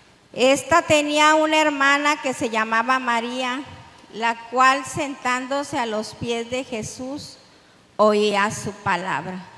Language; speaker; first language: Spanish; native; Spanish